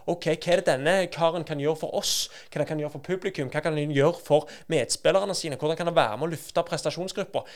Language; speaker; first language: Norwegian; native; Norwegian